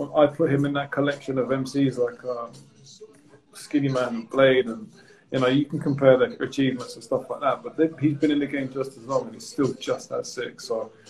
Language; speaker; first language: English; native; English